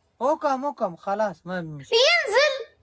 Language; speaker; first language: Arabic; non-native, learner; Pashto